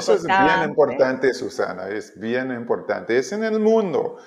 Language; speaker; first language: Spanish; non-native, learner; English